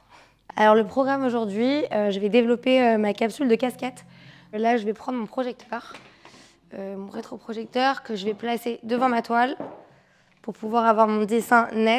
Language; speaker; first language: French; native; French